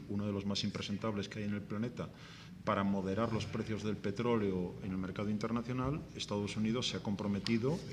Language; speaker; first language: Spanish; native; Spanish